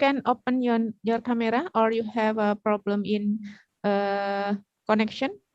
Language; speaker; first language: English; non-native, learner; Indonesian